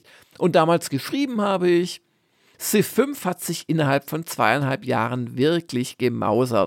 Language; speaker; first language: German; native; German